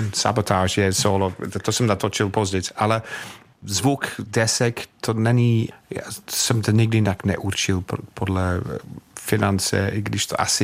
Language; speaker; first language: Czech; non-native, fluent; English